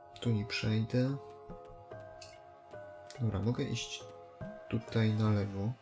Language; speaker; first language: Polish; native; Polish